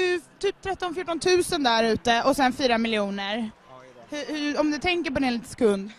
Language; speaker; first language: Swedish; native; Swedish